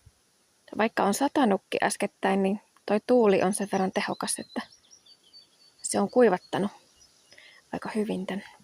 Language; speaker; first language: Finnish; native; Finnish